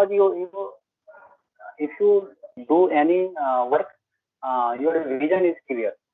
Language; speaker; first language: English; non-native, learner; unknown